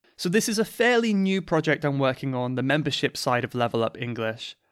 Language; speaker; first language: English; native; English